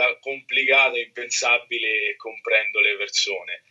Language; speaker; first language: Italian; native; Italian